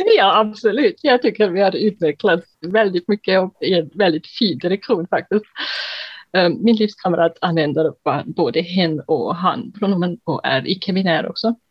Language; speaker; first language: Swedish; non-native, fluent; German